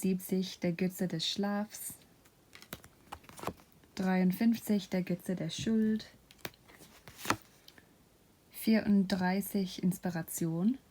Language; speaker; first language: German; non-native, fluent; English